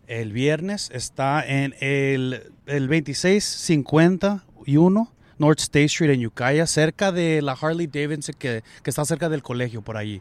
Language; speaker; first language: Spanish; early bilingual, heritage; Spanish